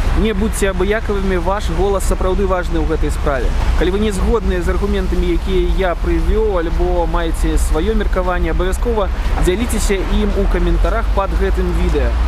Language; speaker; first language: Belarusian; non-native, local second language; Russian